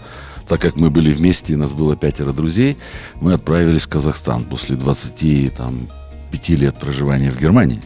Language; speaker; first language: Russian; native; Russian